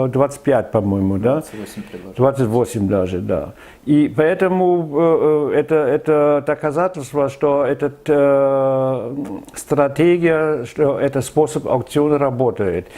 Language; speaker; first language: Russian; non-native, fluent; German